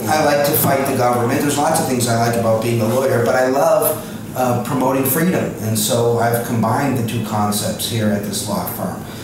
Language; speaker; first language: English; native; English